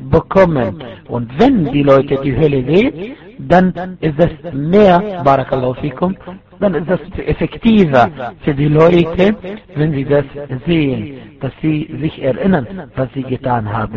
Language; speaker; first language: German; non-native, fluent; Arabic